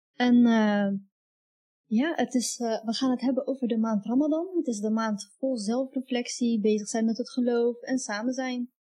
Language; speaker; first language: Dutch; early bilingual, other home language; Arabic